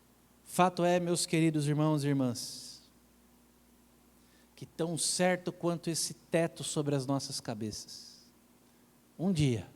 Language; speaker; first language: Portuguese; native; Portuguese